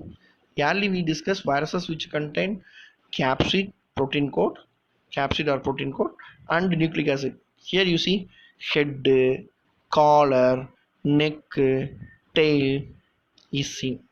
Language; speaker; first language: English; non-native, local second language; Tamil